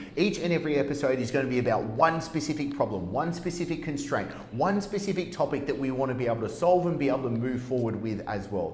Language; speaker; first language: English; native; English